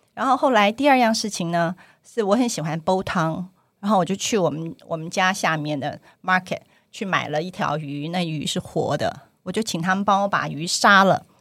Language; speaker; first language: Chinese; native; Chinese